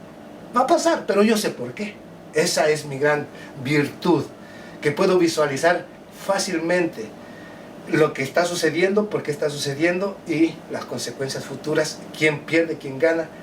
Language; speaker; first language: Spanish; native; Spanish